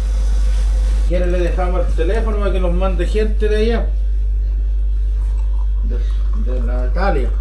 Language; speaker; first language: Spanish; native; Spanish